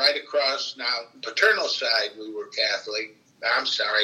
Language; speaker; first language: English; native; English